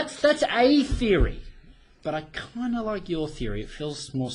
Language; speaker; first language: English; native; English